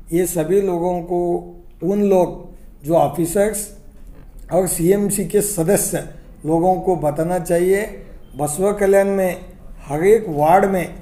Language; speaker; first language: Hindi; non-native, local second language; Kannada